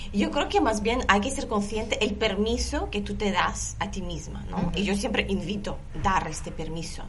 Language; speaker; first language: Spanish; non-native, fluent; Lithuanian